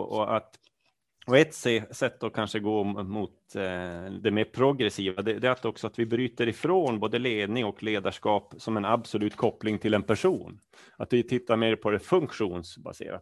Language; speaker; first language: Swedish; native; Swedish